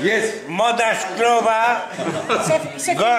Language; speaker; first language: Polish; non-native, learner; French